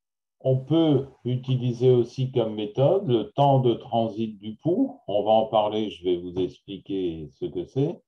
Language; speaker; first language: French; native; French